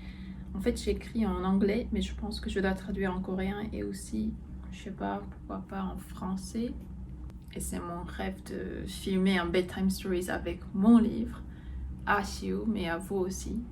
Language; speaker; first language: French; non-native, fluent; Korean